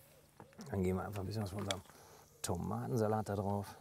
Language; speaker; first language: German; native; German